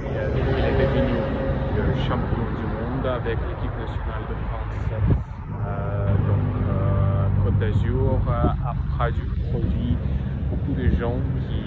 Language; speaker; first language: French; non-native, learner; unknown